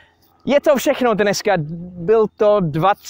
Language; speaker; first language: Czech; non-native, fluent; English